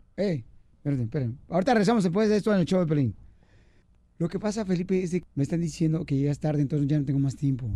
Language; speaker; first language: Spanish; native; Spanish